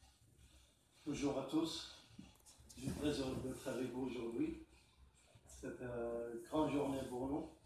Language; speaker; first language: French; non-native, learner; Arabic